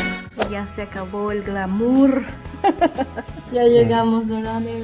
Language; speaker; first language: Spanish; native; Spanish